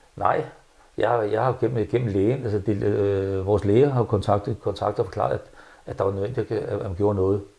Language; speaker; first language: Danish; native; Danish